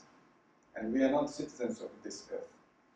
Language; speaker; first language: English; non-native, fluent; Ukrainian